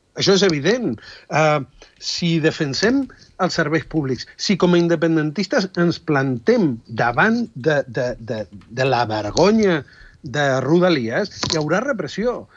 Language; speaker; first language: Catalan; non-native, fluent; Spanish